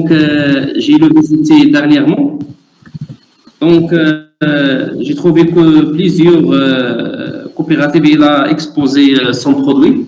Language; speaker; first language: French; non-native, learner; Arabic